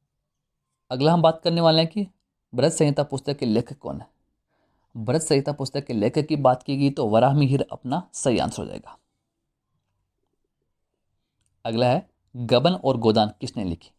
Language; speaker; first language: Hindi; native; Hindi